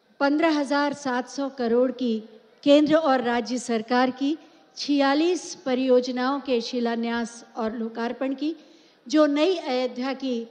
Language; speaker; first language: Hindi; native; Hindi